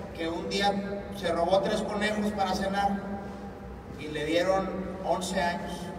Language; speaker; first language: Spanish; native; Spanish